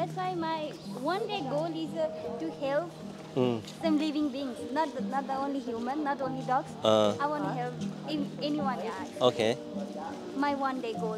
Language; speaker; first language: English; non-native, local second language; Nepali